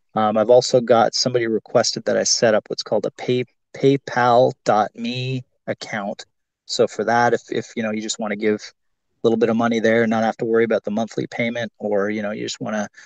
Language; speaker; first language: English; native; English